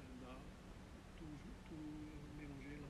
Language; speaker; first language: French; non-native, fluent; Dutch